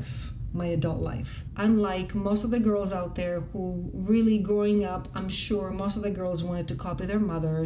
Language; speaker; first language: English; non-native, fluent; Greek